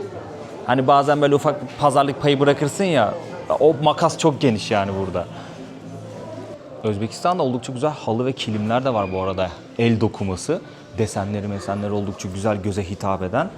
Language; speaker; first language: Turkish; native; Turkish